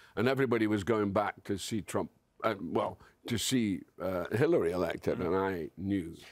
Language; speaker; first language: English; native; English